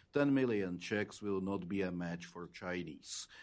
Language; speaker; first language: English; non-native, fluent; Czech